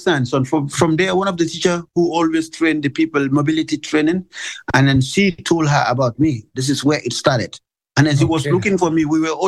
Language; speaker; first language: English; non-native, local second language; Mandingo